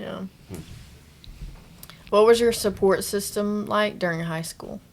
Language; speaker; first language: English; native; English